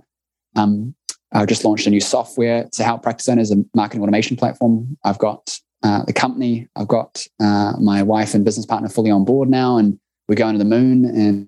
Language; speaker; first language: English; native; English